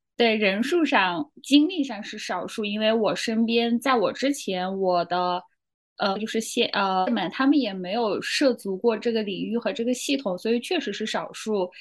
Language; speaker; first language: Chinese; native; Chinese